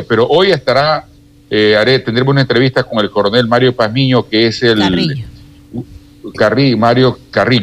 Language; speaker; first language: Spanish; native; Spanish